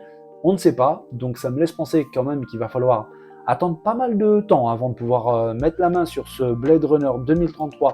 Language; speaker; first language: French; native; French